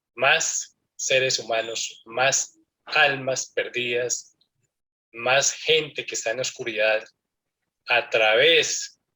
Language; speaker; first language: Spanish; native; Spanish